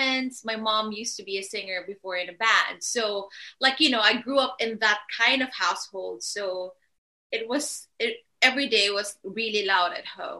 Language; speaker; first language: English; non-native, local second language; Filipino